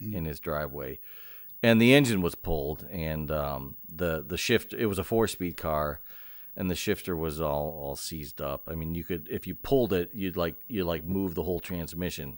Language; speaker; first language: English; native; English